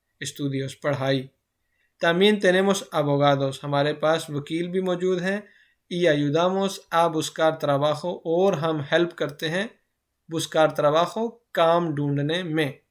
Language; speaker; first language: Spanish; non-native, fluent; Urdu